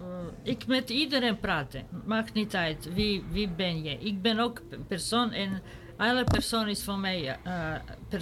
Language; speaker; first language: Dutch; non-native, learner; Serbian